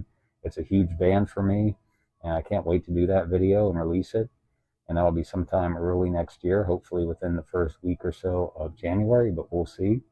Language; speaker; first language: English; native; English